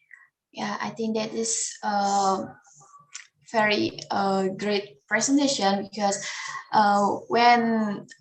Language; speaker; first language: English; non-native, learner; Indonesian